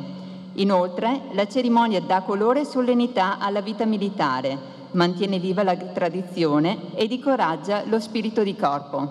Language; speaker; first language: Italian; native; Italian